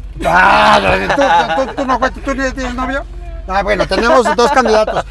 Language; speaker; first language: Spanish; native; Spanish